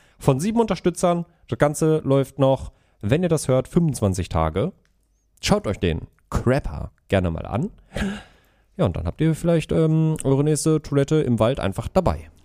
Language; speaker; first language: German; native; German